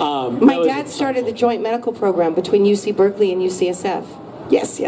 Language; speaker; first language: English; native; English